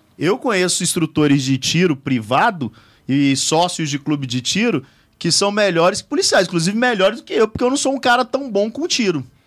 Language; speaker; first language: Portuguese; native; Portuguese